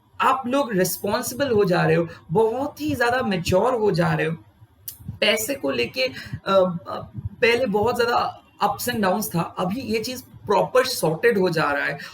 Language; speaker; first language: Hindi; non-native, local second language; Bangla